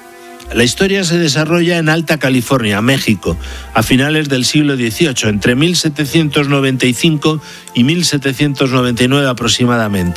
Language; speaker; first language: Spanish; native; Spanish